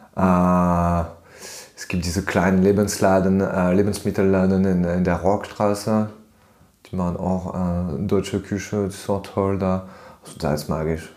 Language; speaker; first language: German; non-native, fluent; French